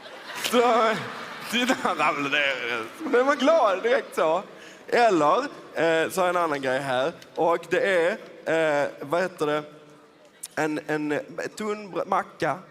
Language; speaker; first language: Swedish; native; Swedish